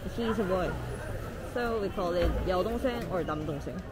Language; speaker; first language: English; non-native, learner; Korean